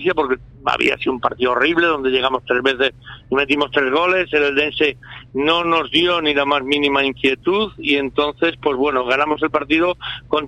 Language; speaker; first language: Spanish; native; Spanish